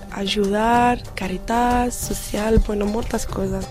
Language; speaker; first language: Catalan; non-native, learner; Arabic